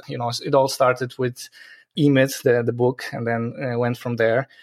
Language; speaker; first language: English; non-native, fluent; Polish